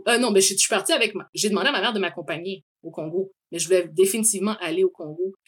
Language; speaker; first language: French; native; French